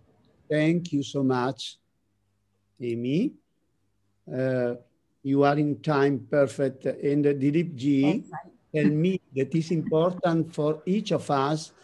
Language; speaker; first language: English; non-native, learner; Italian